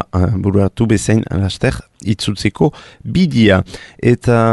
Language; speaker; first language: Basque; native; Basque